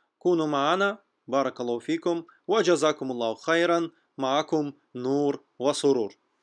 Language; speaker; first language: Arabic; non-native, fluent; Russian